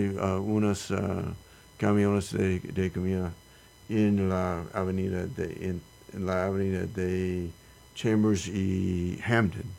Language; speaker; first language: Spanish; non-native, learner; English